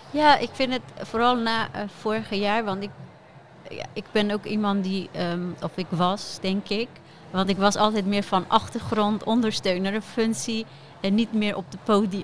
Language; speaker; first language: Dutch; non-native, fluent; Persian